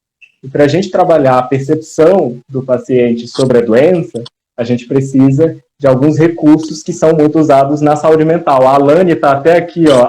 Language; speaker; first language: Portuguese; native; Portuguese